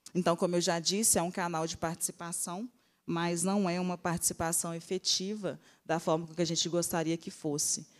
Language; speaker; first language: Portuguese; native; Portuguese